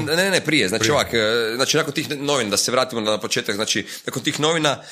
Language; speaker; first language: Croatian; native; Croatian